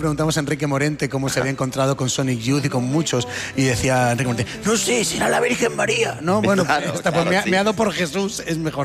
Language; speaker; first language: Spanish; native; Spanish